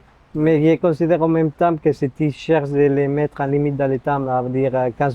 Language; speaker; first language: French; non-native, fluent; Spanish